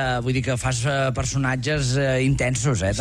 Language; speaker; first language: Catalan; native; Catalan